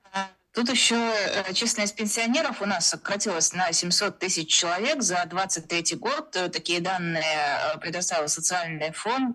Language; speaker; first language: Russian; native; Russian